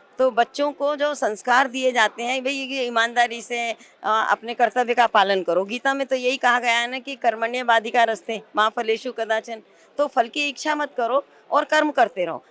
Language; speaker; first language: Hindi; native; Hindi